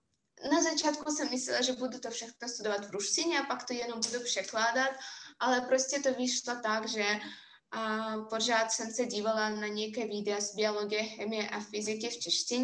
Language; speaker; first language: Czech; non-native, fluent; Russian